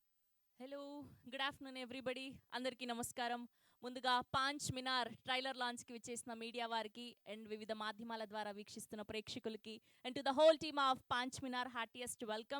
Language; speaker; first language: Telugu; native; Telugu